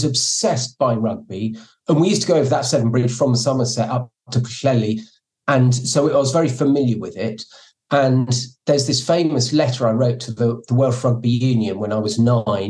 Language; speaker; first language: English; native; English